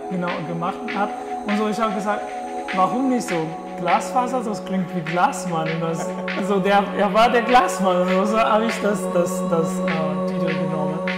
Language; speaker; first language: German; non-native, learner; Portuguese